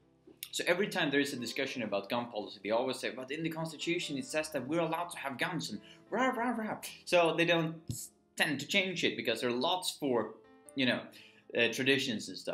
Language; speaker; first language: English; non-native, fluent; Swedish